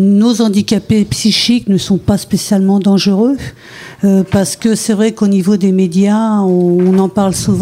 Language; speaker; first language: French; native; French